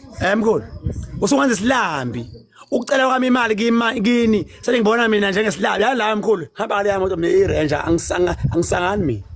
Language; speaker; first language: Zulu; native; Zulu